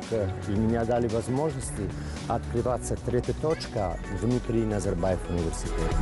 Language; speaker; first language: Russian; non-native, learner; Italian